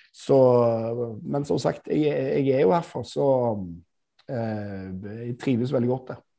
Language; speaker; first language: Norwegian; native; Norwegian